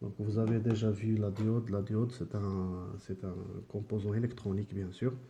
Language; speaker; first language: French; non-native, local second language; Arabic